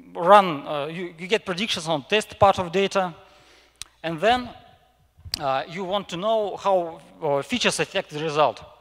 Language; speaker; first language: English; non-native, fluent; Russian